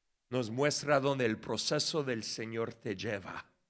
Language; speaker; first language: Spanish; non-native, fluent; English